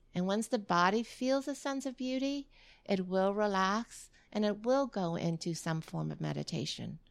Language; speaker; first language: English; early bilingual, other home language; Vietnamese